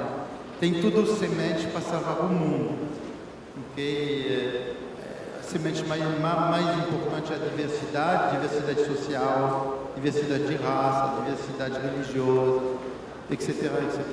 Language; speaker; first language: Portuguese; non-native, fluent; French